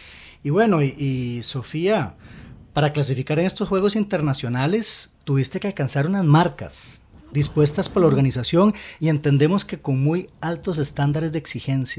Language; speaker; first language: Spanish; native; Spanish